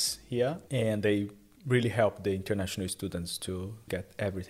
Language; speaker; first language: English; non-native, learner; Portuguese